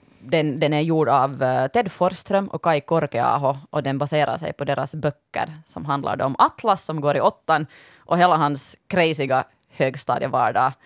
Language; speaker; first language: Swedish; native; Swedish